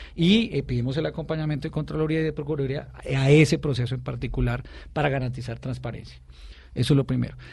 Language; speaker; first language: Spanish; native; Spanish